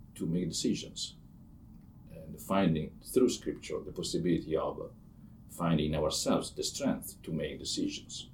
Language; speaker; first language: English; non-native, fluent; Italian